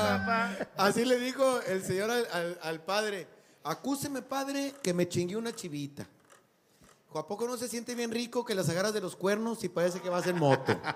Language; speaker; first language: Spanish; native; Spanish